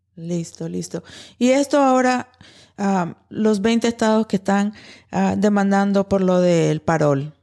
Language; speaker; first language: Spanish; early bilingual, heritage; Spanish